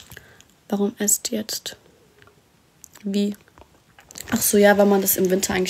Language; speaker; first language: German; early bilingual, other home language; Arabic